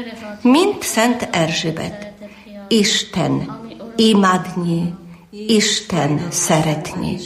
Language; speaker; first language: Hungarian; non-native, learner; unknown